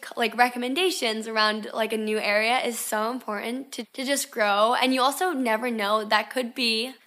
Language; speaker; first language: English; native; English